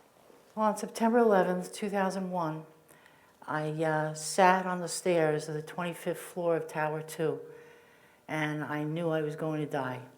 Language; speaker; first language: English; native; English